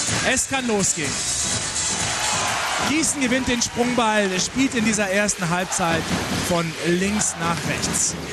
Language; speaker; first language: German; native; German